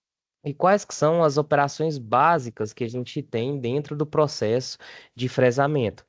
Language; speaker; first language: Portuguese; native; Portuguese